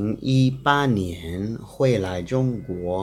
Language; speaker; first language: Chinese; non-native, fluent; English